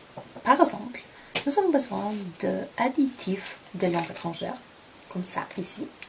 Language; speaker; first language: French; non-native, fluent; Polish